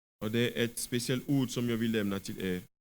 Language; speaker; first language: Swedish; non-native, fluent; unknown